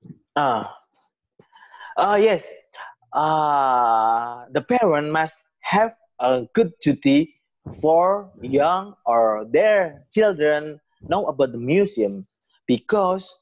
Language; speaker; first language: English; non-native, learner; Indonesian